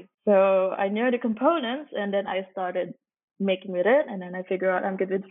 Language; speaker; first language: English; non-native, local second language; Cantonese